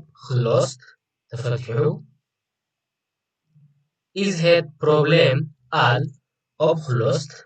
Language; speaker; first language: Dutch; non-native, fluent; Tigrinya